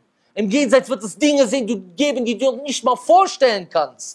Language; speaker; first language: German; native; German